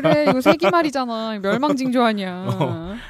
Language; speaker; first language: Korean; native; Korean